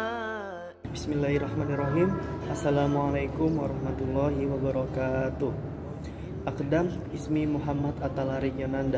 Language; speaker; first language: Arabic; non-native, learner; Indonesian